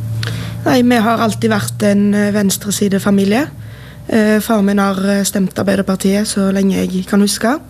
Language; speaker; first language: Norwegian; native; Norwegian